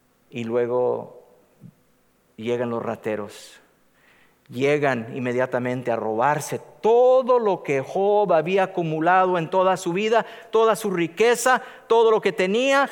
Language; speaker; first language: Spanish; native; Spanish